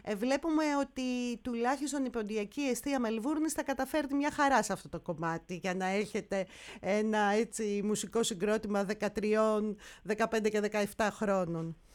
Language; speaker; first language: Greek; native; Greek